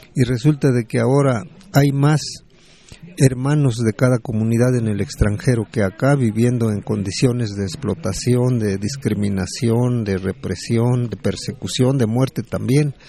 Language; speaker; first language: Spanish; native; Spanish